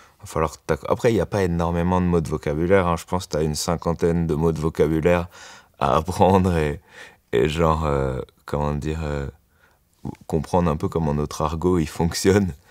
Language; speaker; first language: French; native; French